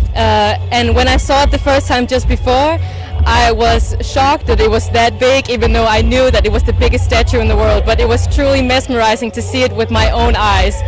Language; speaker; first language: English; non-native, fluent; Danish